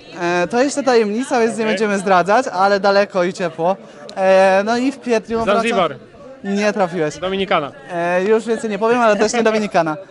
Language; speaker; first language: Polish; native; Polish